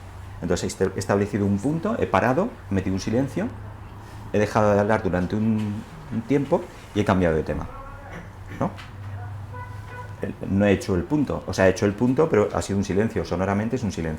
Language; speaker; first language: Spanish; native; Spanish